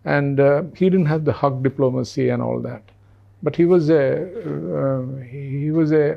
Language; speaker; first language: English; non-native, local second language; Malayalam